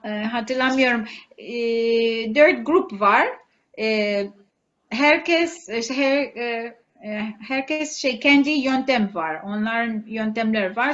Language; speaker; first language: Turkish; non-native, fluent; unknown